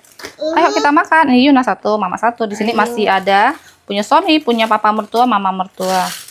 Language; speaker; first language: Indonesian; native; Indonesian